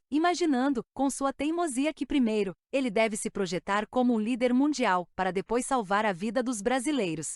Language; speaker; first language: Portuguese; native; Portuguese